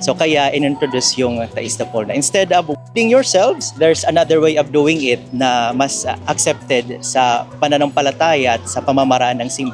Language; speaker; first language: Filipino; non-native, local second language; Waray